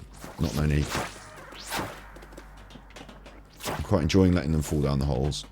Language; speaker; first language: English; native; English